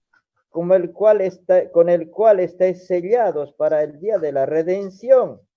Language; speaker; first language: Spanish; native; Spanish